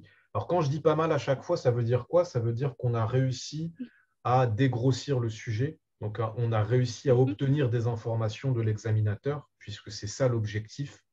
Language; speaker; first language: French; native; French